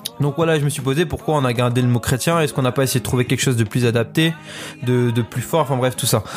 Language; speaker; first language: French; native; French